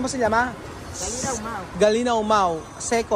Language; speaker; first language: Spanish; non-native, learner; Filipino